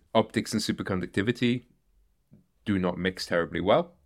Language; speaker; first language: English; native; English